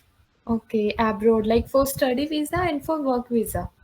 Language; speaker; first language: English; non-native, local second language; Hindi